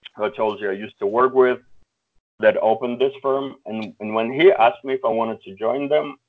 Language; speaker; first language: English; early bilingual, other home language; Russian